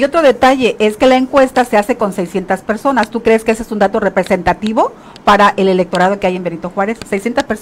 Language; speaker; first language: Spanish; native; Spanish